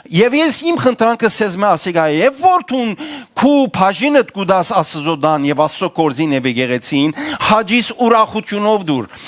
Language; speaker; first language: Armenian; early bilingual, heritage; Armenian